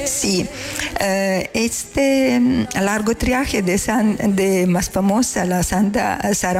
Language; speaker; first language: Spanish; non-native, learner; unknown